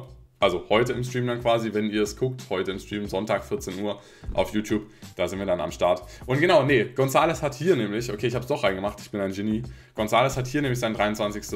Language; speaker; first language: German; native; German